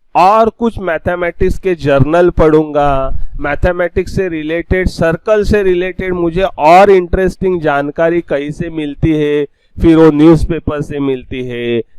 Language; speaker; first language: Hindi; non-native, local second language; Marathi